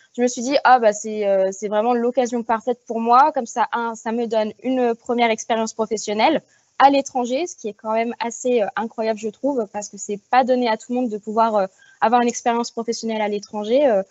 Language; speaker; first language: French; native; French